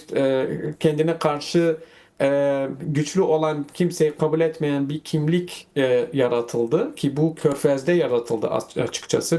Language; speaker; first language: Turkish; non-native, fluent; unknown